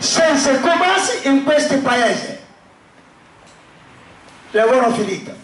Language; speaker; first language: Italian; non-native, learner; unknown